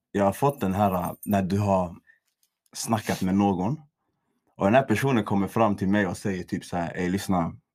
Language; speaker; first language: Swedish; native; Swedish